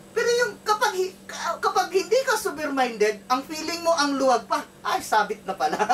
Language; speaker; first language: Filipino; non-native, local second language; Cebuano